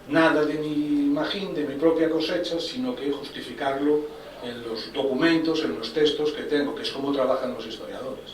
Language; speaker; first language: Spanish; non-native, local second language; Galician